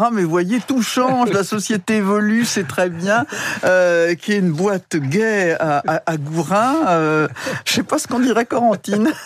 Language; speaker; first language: French; native; French